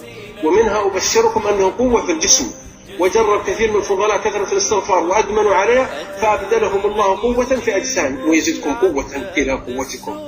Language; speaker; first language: Arabic; native; Arabic